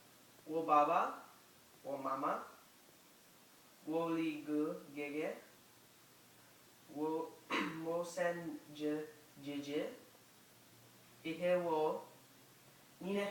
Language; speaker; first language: Chinese; non-native, learner; English